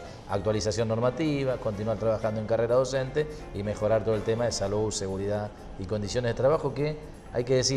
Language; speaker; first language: Spanish; native; Spanish